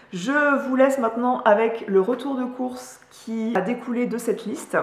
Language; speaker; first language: French; native; French